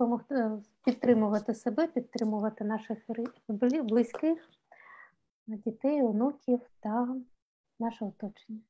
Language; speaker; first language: Ukrainian; native; Ukrainian